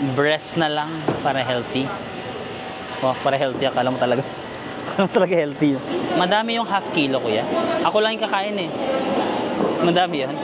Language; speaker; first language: Filipino; native; Filipino